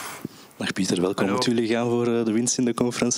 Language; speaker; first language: Dutch; native; Dutch